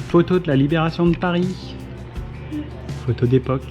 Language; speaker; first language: French; native; French